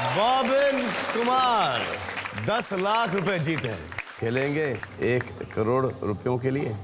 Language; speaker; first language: Hindi; native; Hindi